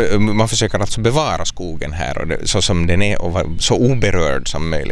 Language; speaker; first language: Swedish; native; Swedish